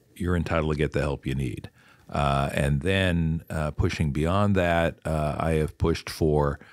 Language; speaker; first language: English; native; English